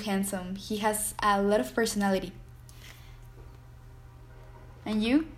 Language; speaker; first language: English; non-native, learner; Spanish